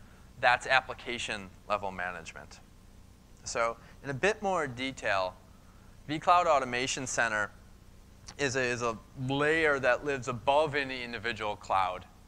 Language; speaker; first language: English; native; English